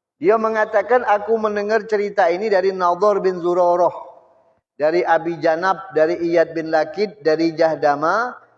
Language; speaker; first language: Malay; native; Malay